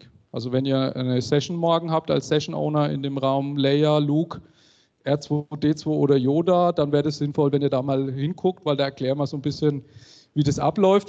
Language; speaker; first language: German; native; German